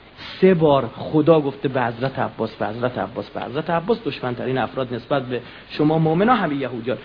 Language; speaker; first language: Persian; native; Persian